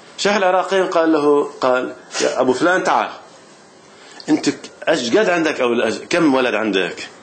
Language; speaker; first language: Arabic; native; Arabic